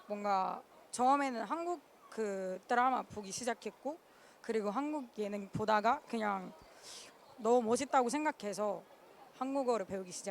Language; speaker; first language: Korean; non-native, fluent; English